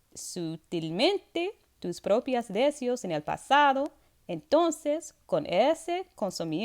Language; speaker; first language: Spanish; non-native, learner; English